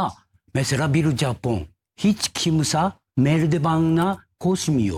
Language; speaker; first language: Turkish; non-native, learner; Japanese